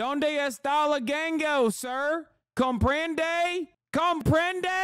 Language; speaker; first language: Spanish; non-native, learner; English